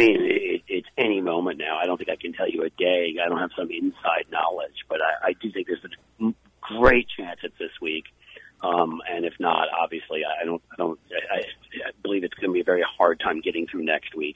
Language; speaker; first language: English; native; English